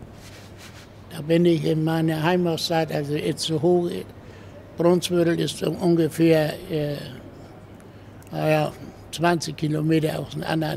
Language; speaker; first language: German; native; German